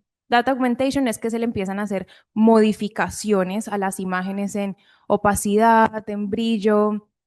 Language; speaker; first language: Spanish; native; Spanish